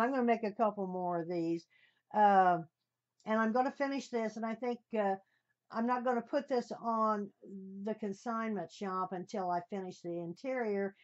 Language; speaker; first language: English; native; English